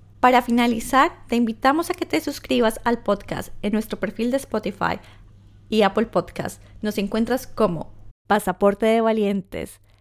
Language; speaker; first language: Spanish; native; Spanish